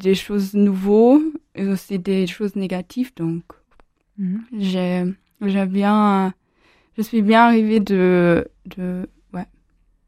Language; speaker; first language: French; non-native, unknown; German